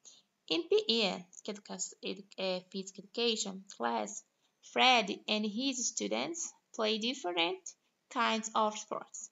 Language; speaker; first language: English; non-native, fluent; Portuguese